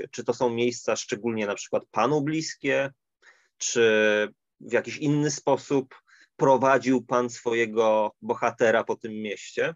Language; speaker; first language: Polish; native; Polish